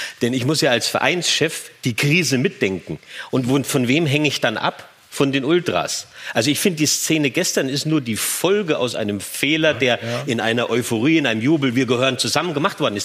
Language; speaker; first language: German; native; German